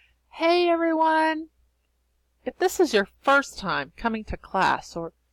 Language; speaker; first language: English; native; English